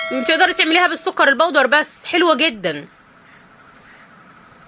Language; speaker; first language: Arabic; native; Arabic